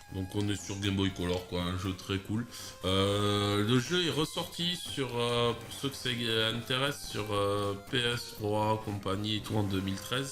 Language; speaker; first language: French; native; French